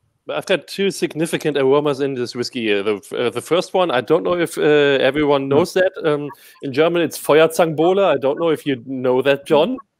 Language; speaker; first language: English; non-native, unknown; German